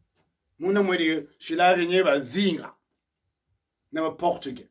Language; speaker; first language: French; non-native, local second language; Kongo